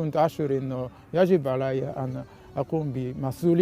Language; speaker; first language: Arabic; non-native, fluent; Japanese